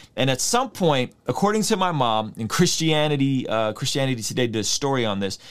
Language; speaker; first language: English; early bilingual, other home language; Russian